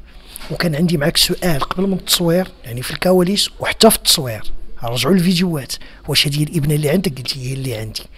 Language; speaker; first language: Arabic; native; Arabic